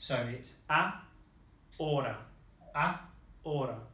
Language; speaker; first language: Spanish; non-native, fluent; English